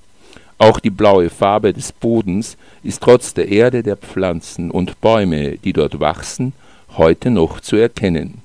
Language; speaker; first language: German; native; German